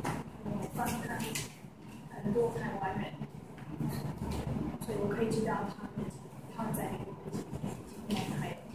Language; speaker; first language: Chinese; non-native, learner; English